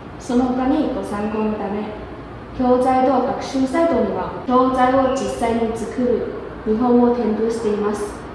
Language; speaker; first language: Japanese; non-native, learner; Chinese